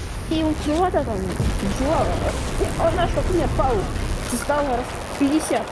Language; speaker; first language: Russian; native; Russian